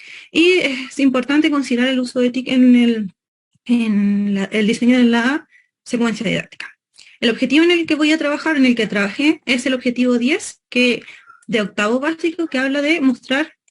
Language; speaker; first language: Spanish; native; Spanish